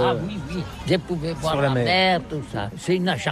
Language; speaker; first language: French; non-native, learner; Catalan